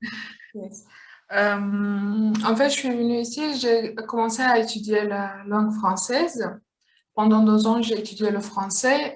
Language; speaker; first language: French; non-native, learner; Kurdish